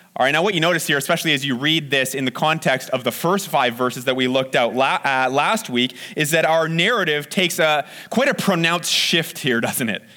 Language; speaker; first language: English; native; English